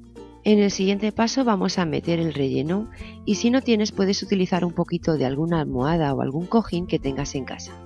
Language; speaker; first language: Spanish; native; Spanish